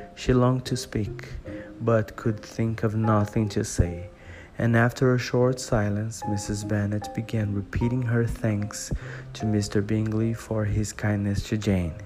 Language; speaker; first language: English; non-native, fluent; Portuguese